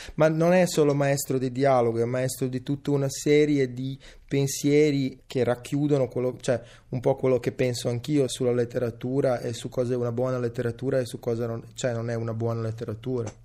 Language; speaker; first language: Italian; early bilingual, other home language; Serbian